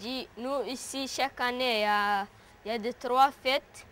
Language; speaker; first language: French; non-native, learner; Arabic